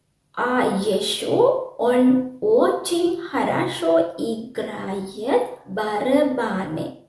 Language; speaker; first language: Russian; non-native, learner; Sinhala